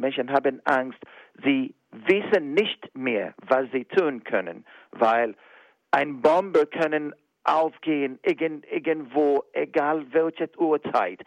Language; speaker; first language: German; non-native, fluent; Igbo